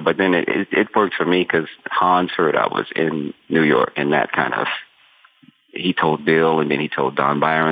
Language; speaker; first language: English; native; English